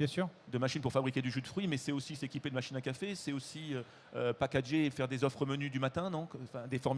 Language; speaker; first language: French; native; French